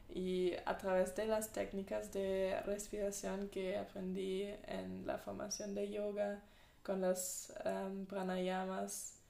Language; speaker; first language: Spanish; non-native, fluent; German